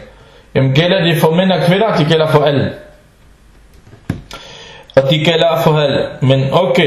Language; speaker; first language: Danish; non-native, fluent; Arabic